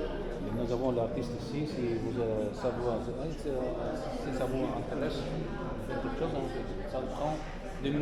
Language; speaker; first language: French; non-native, fluent; Arabic